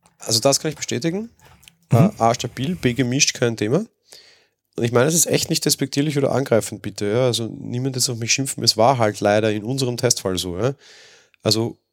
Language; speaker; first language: German; native; German